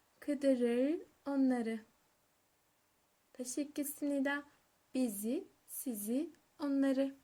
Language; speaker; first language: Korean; non-native, learner; Turkish